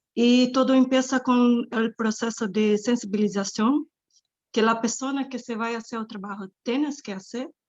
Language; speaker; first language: Spanish; non-native, fluent; Portuguese